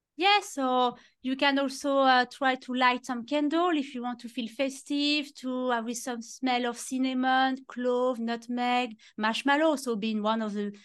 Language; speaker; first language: English; non-native, fluent; French